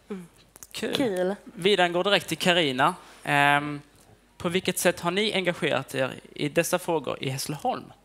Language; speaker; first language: Swedish; native; Swedish